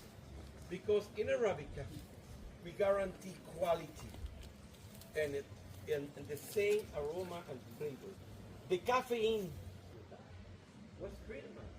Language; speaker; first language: English; non-native, learner; Spanish